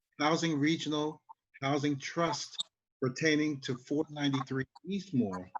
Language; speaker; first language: English; native; English